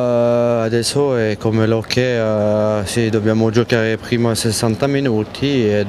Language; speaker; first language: Italian; non-native, local second language; French